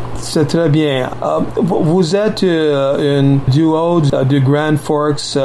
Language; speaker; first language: French; non-native, learner; English